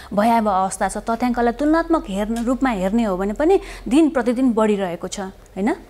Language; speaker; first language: Nepali; native; Nepali